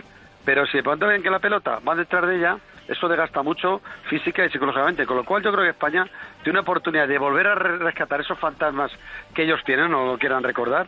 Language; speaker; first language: Spanish; native; Spanish